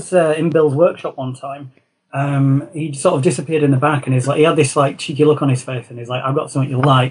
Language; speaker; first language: English; native; English